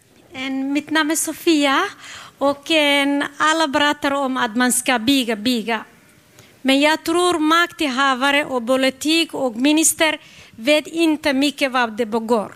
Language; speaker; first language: Swedish; non-native, learner; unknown